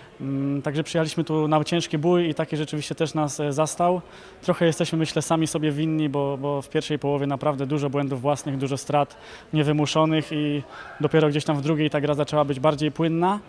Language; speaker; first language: Polish; native; Polish